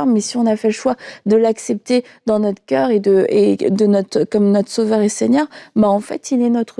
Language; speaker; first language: French; native; French